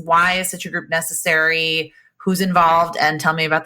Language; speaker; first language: English; native; English